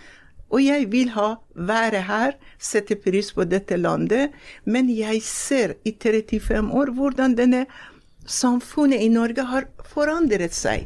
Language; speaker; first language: Norwegian; non-native, fluent; Persian